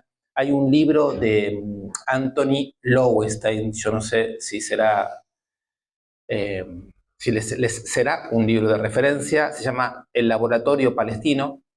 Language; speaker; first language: Spanish; native; Spanish